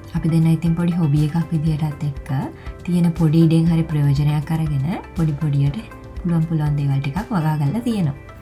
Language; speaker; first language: Sinhala; native; Sinhala